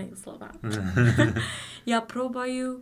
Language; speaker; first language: Russian; non-native, learner; English